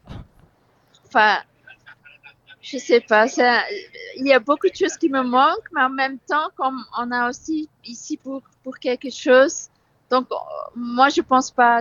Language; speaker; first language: French; non-native, fluent; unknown